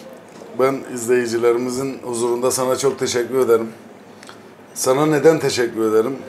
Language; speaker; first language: Turkish; native; Turkish